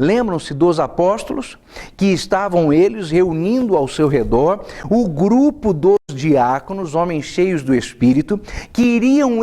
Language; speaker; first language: Portuguese; native; Portuguese